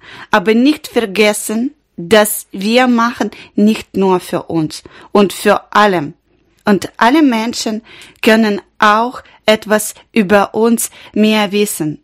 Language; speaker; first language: German; non-native, learner; Ukrainian